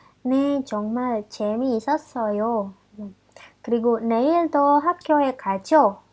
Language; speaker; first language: Korean; non-native, fluent; Indonesian